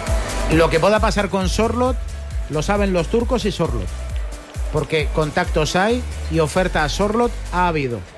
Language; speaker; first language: Spanish; native; Spanish